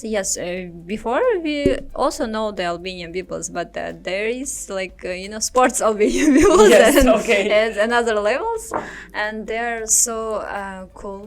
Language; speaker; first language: English; non-native, learner; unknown